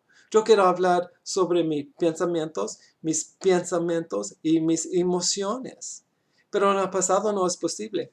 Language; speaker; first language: Spanish; non-native, learner; English